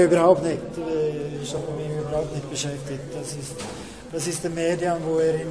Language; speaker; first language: German; non-native, learner; Swedish